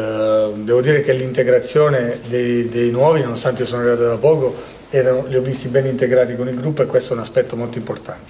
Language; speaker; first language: Italian; native; Italian